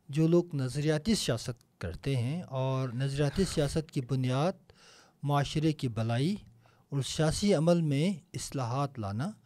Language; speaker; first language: Urdu; non-native, local second language; Punjabi